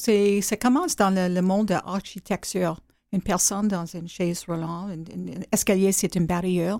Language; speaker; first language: French; non-native, learner; English